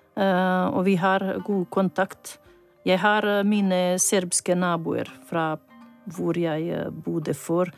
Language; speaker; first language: Norwegian; non-native, learner; Bosnian